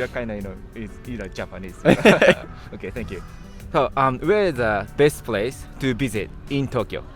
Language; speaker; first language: English; non-native, learner; Japanese